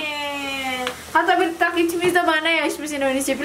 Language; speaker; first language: Turkish; non-native, learner; Indonesian